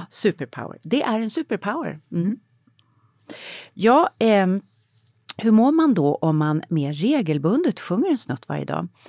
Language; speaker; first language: Swedish; native; Swedish